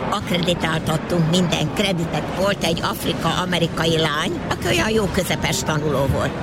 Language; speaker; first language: Hungarian; early bilingual, heritage; Hungarian